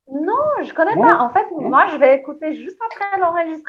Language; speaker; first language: French; non-native, fluent; Portuguese